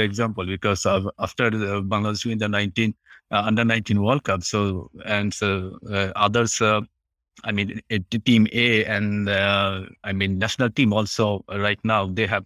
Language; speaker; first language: English; non-native, local second language; Bangla